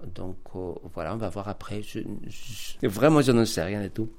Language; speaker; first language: French; non-native, fluent; Spanish